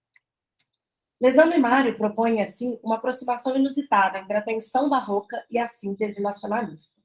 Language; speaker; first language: Portuguese; native; Portuguese